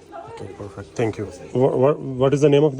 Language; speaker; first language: English; non-native, learner; Urdu